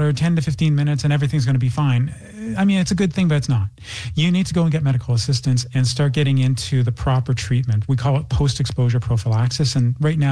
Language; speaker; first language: English; native; English